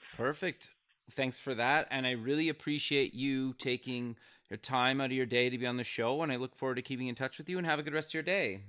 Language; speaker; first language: English; native; English